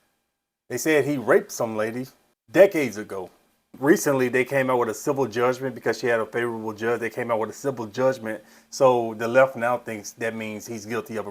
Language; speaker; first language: English; native; English